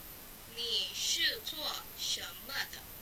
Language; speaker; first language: Chinese; non-native, learner; Indonesian